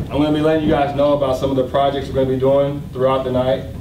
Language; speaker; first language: English; native; English